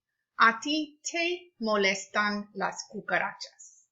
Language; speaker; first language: Spanish; non-native, fluent; English